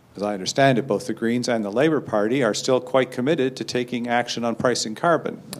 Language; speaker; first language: English; native; English